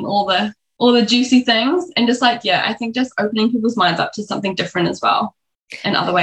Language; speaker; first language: English; native; English